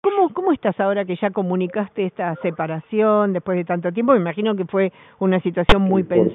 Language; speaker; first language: Spanish; native; Spanish